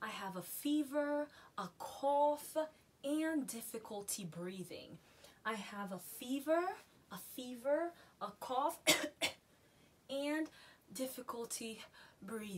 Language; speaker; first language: English; non-native, learner; Haitian Creole